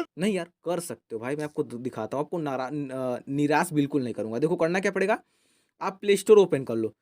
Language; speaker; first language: Hindi; native; Hindi